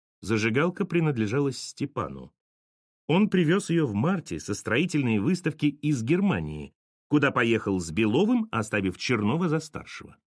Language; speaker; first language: Russian; native; Russian